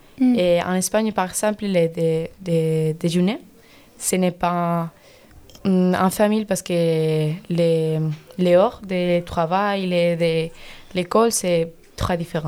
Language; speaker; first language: French; non-native, learner; Spanish